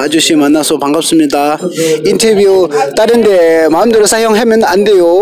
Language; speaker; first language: Korean; non-native, fluent; Tibetan